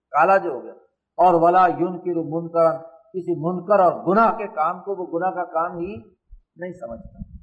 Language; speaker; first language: Urdu; non-native, local second language; Punjabi